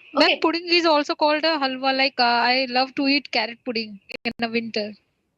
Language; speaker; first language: English; non-native, learner; Hindi